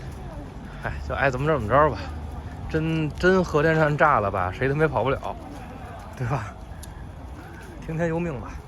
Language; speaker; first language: Chinese; native; Chinese